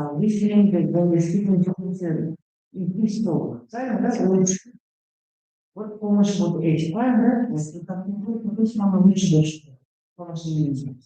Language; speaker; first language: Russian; non-native, local second language; Kazakh